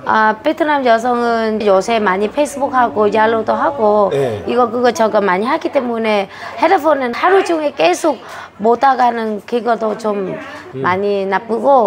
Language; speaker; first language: Korean; non-native, fluent; Vietnamese